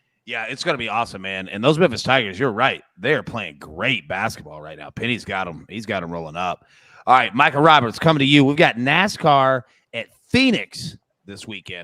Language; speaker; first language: English; native; English